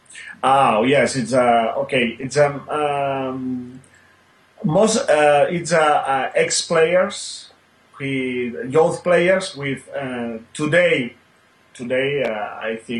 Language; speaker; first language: English; non-native, learner; Spanish